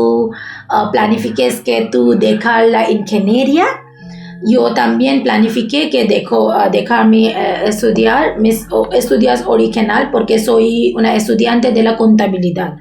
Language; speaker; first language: Spanish; non-native, learner; Bangla